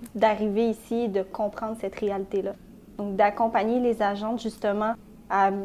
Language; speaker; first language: French; native; French